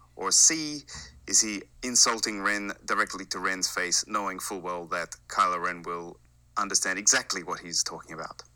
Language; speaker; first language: English; native; English